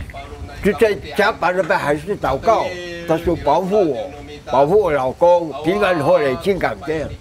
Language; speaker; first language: Chinese; non-native, local second language; Amis